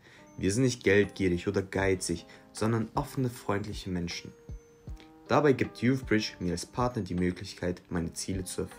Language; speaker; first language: German; early bilingual, other home language; Russian